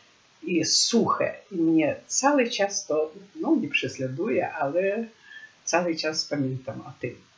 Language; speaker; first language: Polish; non-native, learner; Ukrainian